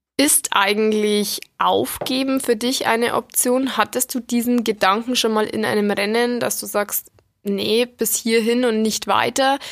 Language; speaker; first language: German; native; German